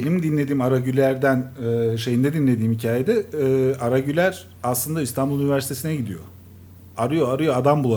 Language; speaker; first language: Turkish; native; Turkish